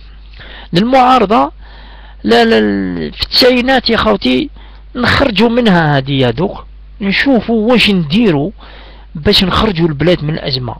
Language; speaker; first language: Arabic; native; Arabic